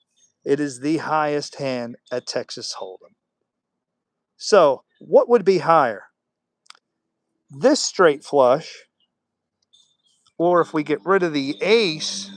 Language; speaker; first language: English; native; English